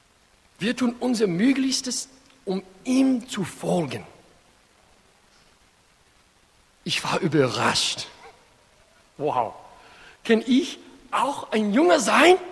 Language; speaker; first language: German; non-native, fluent; English